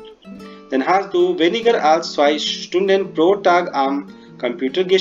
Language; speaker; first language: German; non-native, fluent; Hindi